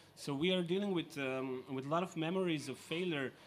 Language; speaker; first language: English; non-native, fluent; Serbian